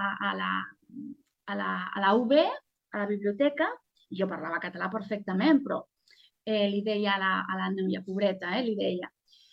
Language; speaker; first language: Catalan; non-native, local second language; Spanish